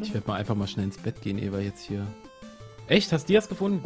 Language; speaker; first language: German; native; German